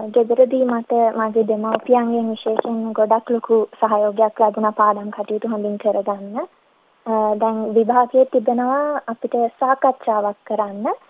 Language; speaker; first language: Sinhala; early bilingual, heritage; Sinhala